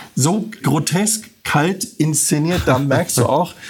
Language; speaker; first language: German; native; German